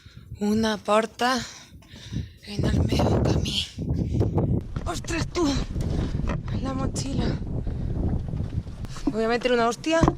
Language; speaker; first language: Catalan; non-native, local second language; Spanish